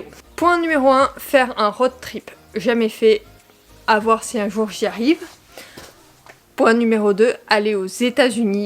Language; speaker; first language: French; native; French